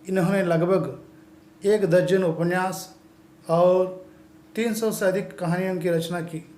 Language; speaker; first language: Hindi; non-native, local second language; Telugu